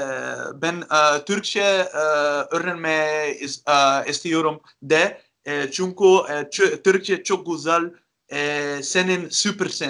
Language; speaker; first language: Turkish; non-native, learner; Dutch